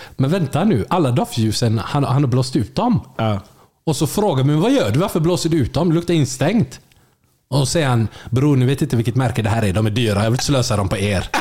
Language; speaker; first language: Swedish; early bilingual, other home language; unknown